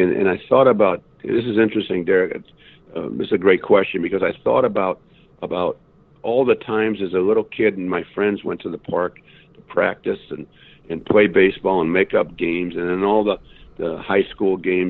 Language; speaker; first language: English; native; English